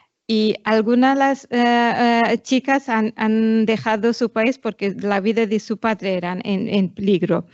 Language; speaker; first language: Spanish; non-native, fluent; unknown